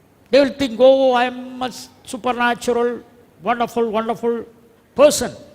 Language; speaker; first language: English; non-native, local second language; Tamil